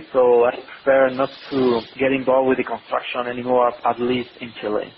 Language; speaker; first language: English; non-native, fluent; Spanish